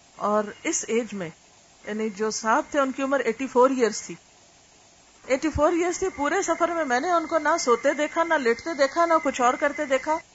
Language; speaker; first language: Urdu; native; Urdu